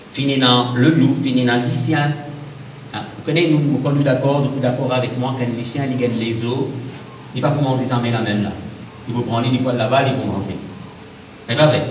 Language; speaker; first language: French; non-native, local second language; Morisyen